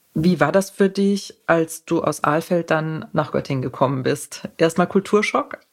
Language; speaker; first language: German; native; German